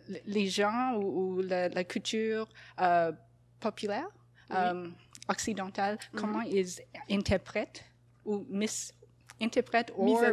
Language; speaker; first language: French; non-native, fluent; English